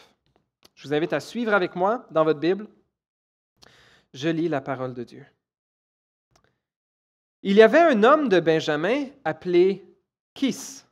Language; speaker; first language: French; native; French